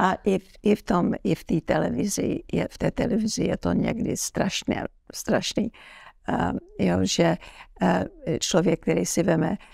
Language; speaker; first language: Czech; early bilingual, heritage; Czech